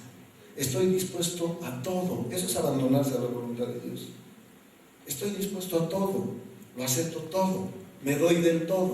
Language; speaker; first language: Spanish; native; Spanish